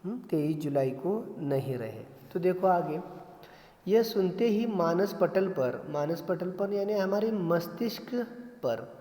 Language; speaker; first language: Hindi; non-native, local second language; Marathi